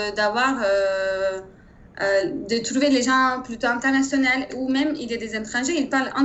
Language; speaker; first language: French; non-native, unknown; Turkish